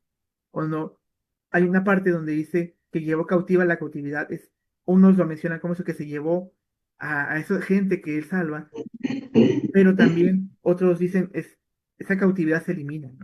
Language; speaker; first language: Spanish; native; Spanish